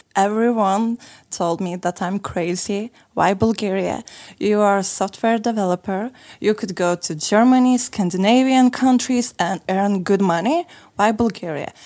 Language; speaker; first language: English; non-native, fluent; Lithuanian